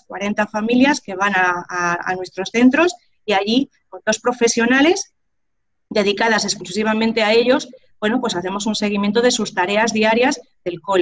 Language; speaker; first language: Spanish; native; Spanish